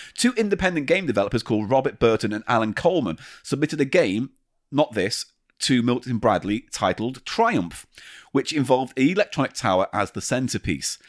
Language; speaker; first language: English; native; English